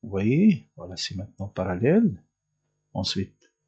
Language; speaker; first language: French; non-native, local second language; Arabic